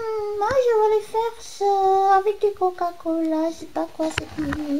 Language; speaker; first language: French; non-native, learner; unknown